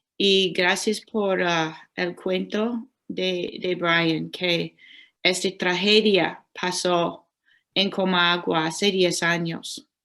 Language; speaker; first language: Spanish; non-native, learner; English